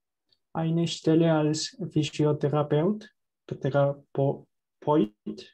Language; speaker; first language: German; non-native, learner; Spanish